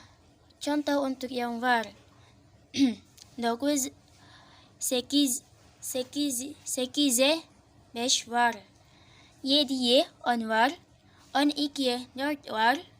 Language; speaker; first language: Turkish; non-native, learner; Indonesian